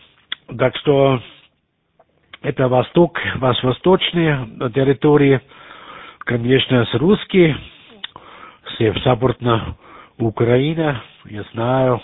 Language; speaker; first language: Russian; non-native, learner; German